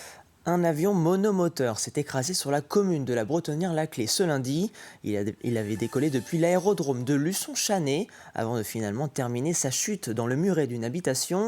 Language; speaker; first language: French; native; French